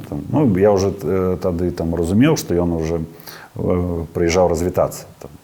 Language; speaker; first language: Belarusian; non-native, local second language; Russian